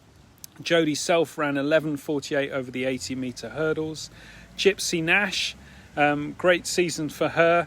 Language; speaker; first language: English; native; English